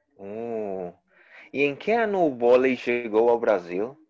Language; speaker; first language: Portuguese; non-native, learner; Spanish